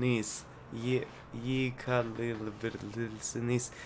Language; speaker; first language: Turkish; non-native, learner; Russian